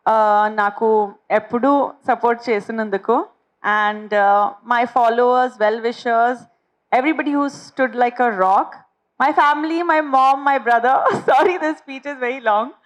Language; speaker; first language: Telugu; non-native, fluent; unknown